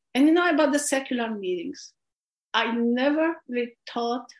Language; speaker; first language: English; non-native, fluent; Polish